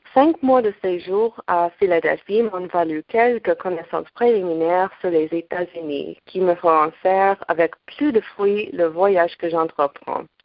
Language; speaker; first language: French; non-native, fluent; English